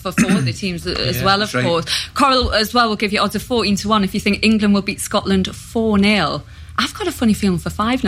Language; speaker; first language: English; native; English